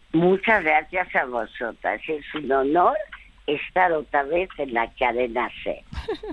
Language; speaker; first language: Spanish; early bilingual, other home language; French